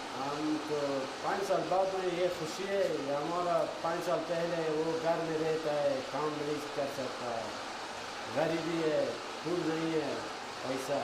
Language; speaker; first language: Hindi; non-native, learner; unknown